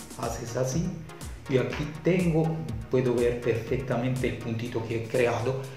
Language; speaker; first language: Spanish; non-native, fluent; Italian